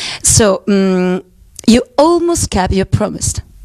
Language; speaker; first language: English; non-native, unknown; Italian